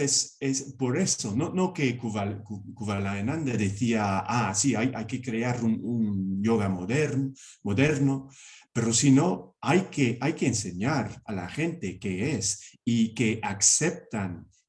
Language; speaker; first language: Spanish; non-native, fluent; English